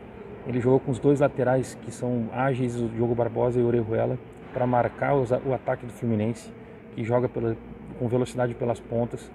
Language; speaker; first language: Portuguese; native; Portuguese